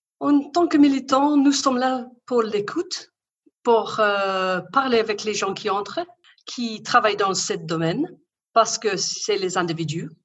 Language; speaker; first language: French; non-native, learner; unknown